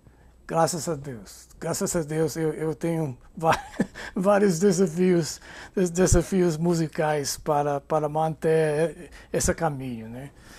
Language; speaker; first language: Portuguese; non-native, fluent; English